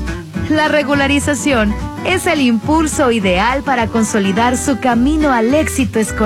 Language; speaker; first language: Spanish; native; Spanish